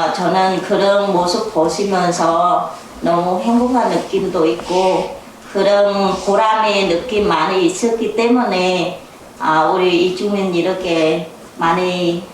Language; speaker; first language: Korean; non-native, learner; Vietnamese